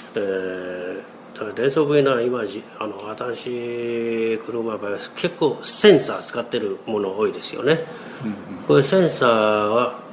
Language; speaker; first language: Japanese; non-native, fluent; Chinese